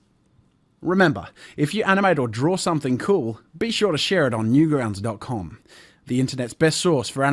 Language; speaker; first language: English; native; English